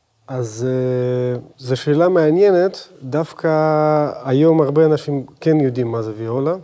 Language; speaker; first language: Hebrew; non-native, fluent; Russian